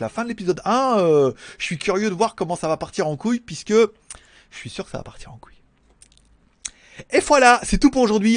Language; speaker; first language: French; native; French